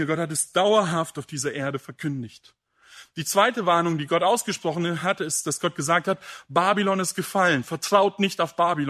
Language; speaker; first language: German; native; German